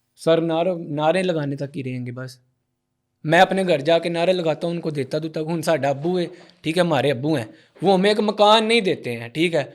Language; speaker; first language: Urdu; non-native, local second language; Punjabi